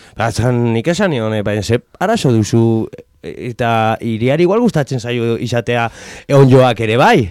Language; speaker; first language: Basque; non-native, local second language; Spanish